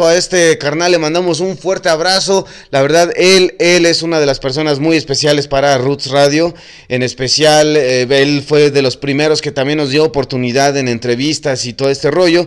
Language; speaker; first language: Spanish; native; Spanish